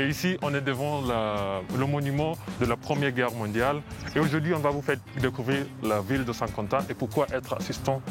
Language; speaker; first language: French; non-native, fluent; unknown